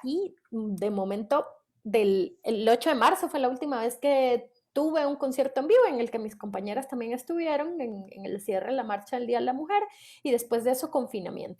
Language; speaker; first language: Spanish; native; Spanish